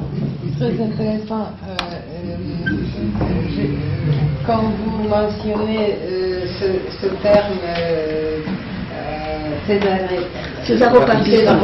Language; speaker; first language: French; non-native, fluent; Russian